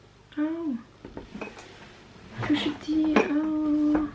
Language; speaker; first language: French; non-native, learner; Norwegian